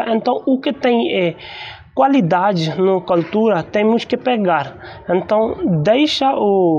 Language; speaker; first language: Portuguese; non-native, learner; Hindi